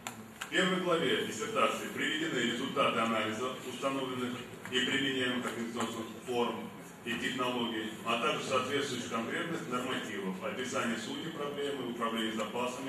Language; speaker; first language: Russian; native; Russian